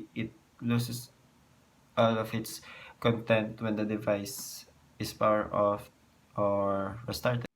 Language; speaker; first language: English; non-native, local second language; Filipino